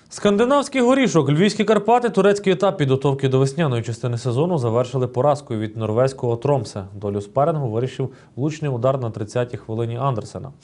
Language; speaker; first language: Ukrainian; native; Ukrainian